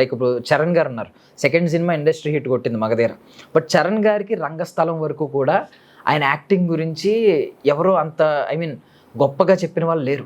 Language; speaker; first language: Telugu; native; Telugu